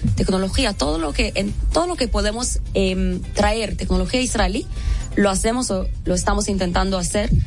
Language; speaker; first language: Spanish; non-native, fluent; Hebrew